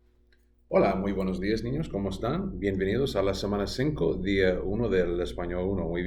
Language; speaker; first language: Spanish; non-native, fluent; English